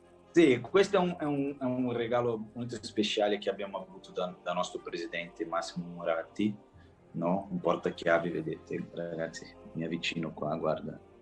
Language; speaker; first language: Italian; non-native, fluent; Portuguese